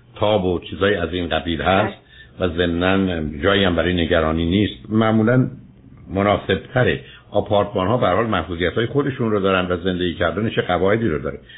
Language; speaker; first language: Persian; native; Persian